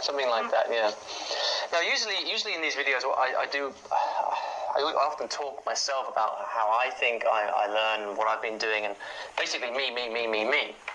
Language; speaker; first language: English; native; English